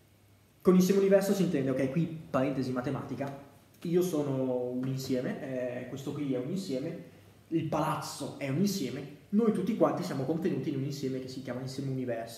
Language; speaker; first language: Italian; native; Italian